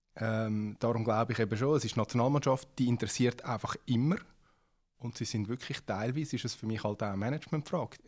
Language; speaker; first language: German; native; German